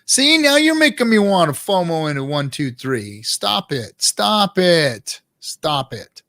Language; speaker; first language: English; native; English